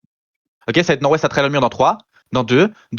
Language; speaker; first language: French; native; French